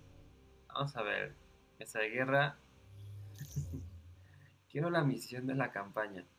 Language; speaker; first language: Spanish; native; Spanish